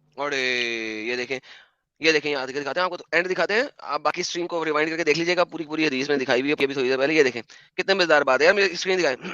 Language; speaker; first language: Urdu; non-native, local second language; Punjabi